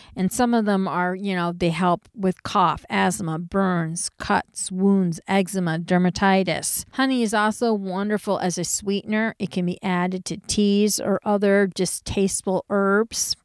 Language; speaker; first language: English; native; English